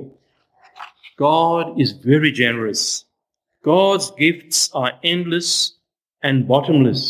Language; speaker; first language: English; native; English